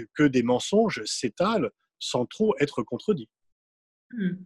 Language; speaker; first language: French; native; French